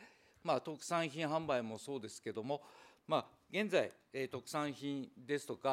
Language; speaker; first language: Japanese; native; Japanese